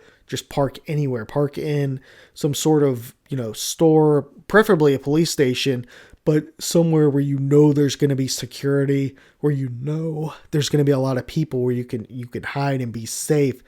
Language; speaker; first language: English; native; English